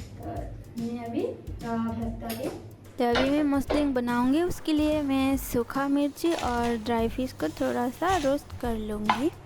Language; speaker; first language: Hindi; non-native, local second language; Kok Borok